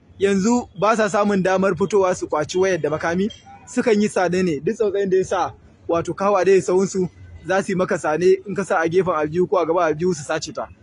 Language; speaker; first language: Hausa; native; Hausa